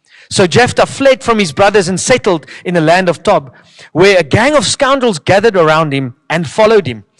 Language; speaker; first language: English; non-native, local second language; Afrikaans